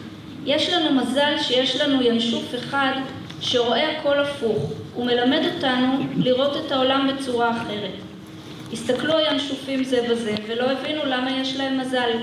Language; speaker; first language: Hebrew; native; Hebrew